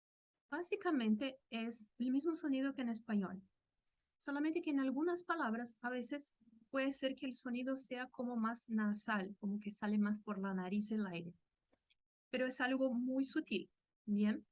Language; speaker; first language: Spanish; non-native, fluent; Portuguese